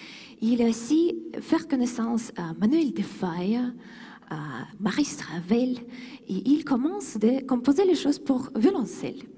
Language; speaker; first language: French; non-native, fluent; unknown